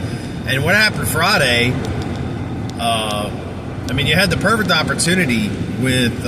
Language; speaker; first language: English; native; English